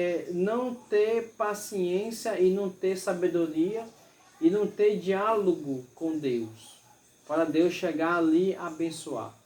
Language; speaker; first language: Portuguese; native; Portuguese